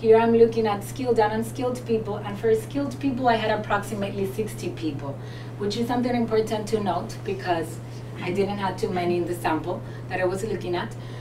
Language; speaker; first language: English; non-native, fluent; Spanish